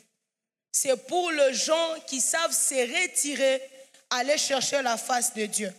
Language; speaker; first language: French; non-native, local second language; Swahili